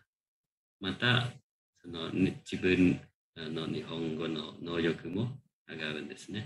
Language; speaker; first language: Japanese; non-native, fluent; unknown